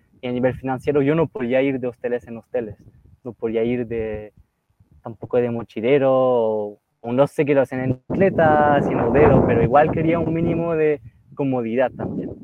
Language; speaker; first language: Spanish; non-native, fluent; French